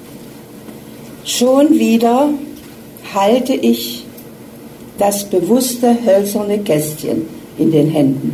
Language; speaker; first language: German; native; German